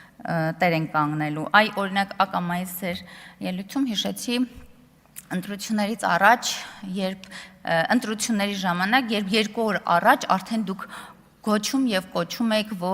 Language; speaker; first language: Armenian; native; Armenian